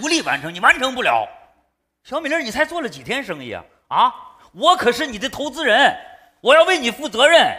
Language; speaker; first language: Chinese; native; Chinese